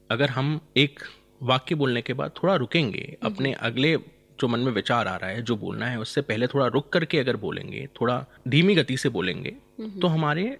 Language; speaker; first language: Hindi; native; Hindi